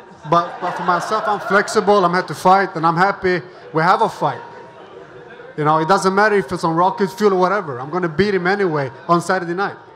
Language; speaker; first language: English; non-native, fluent; Swedish